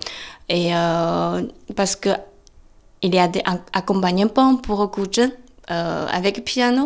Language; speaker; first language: French; non-native, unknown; Chinese